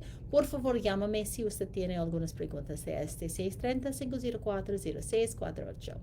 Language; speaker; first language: Spanish; non-native, learner; English